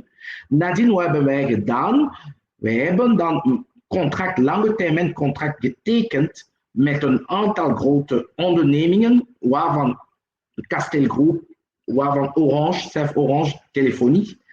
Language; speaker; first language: Dutch; non-native, local second language; French